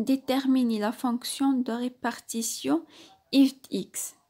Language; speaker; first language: French; non-native, local second language; Arabic